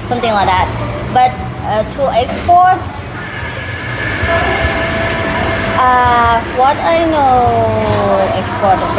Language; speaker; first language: English; non-native, learner; Thai